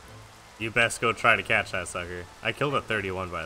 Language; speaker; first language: English; native; English